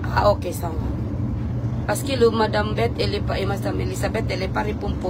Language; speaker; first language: French; non-native, learner; Filipino